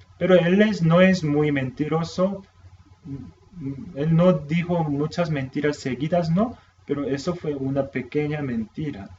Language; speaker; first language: Spanish; non-native, fluent; Korean